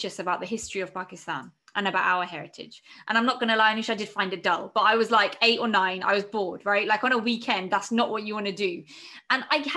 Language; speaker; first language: English; native; English